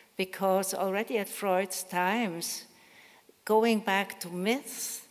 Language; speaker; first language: English; non-native, fluent; German